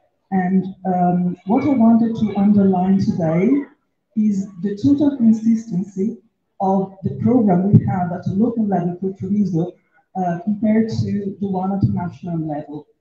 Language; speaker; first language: English; non-native, fluent; Italian